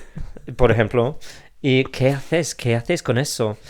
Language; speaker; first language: Spanish; non-native, fluent; English